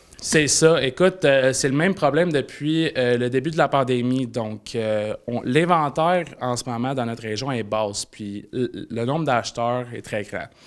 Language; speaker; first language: French; native; French